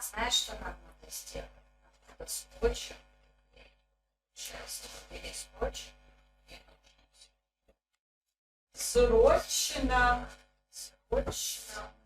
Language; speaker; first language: Russian; native; Russian